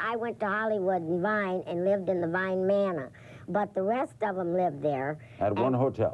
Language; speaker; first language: English; native; English